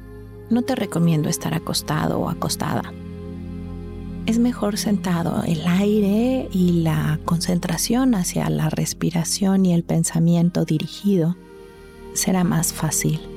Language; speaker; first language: Spanish; native; Spanish